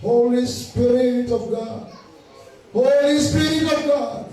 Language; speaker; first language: English; non-native, local second language; Swahili